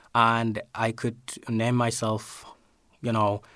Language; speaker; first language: English; non-native, fluent; Somali